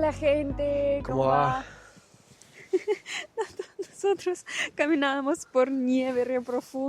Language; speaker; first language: Spanish; non-native, learner; Russian